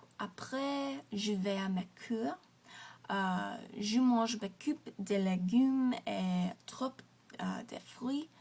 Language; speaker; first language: French; non-native, learner; English